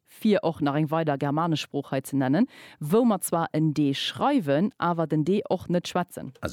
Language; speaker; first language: Luxembourgish; native; Luxembourgish